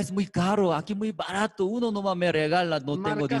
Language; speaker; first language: Spanish; non-native, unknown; Korean